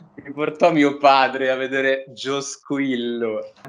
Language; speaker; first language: Italian; native; Italian